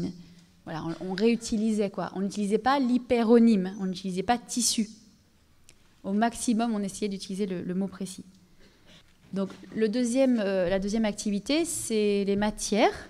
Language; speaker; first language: French; native; French